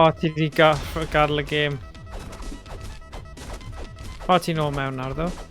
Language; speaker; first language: Welsh; native; Welsh